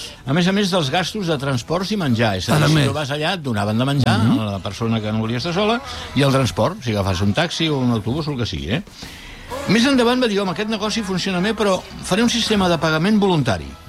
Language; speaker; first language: Catalan; native; Catalan